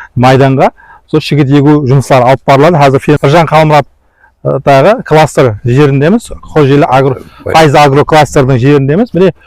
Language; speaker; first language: Uzbek; non-native, local second language; Kara-Kalpak